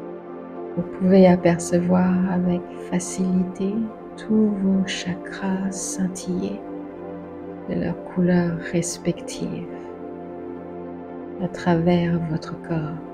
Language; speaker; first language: French; native; French